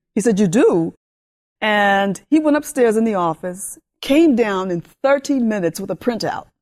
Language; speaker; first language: English; early bilingual, other home language; Spanish